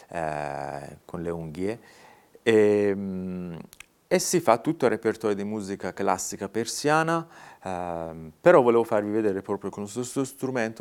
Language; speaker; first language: Italian; non-native, fluent; Persian